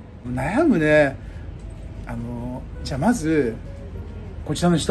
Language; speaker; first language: Japanese; native; Japanese